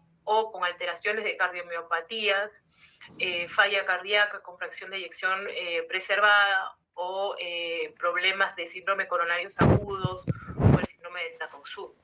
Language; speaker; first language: Spanish; native; Spanish